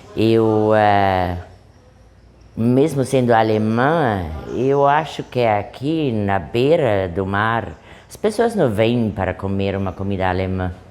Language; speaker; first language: Portuguese; non-native, fluent; German